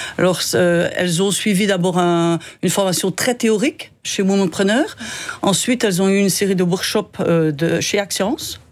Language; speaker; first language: French; native; French